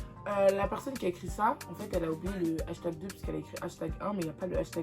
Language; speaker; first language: French; native; French